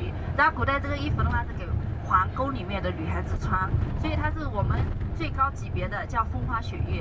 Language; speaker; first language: Chinese; native; Chinese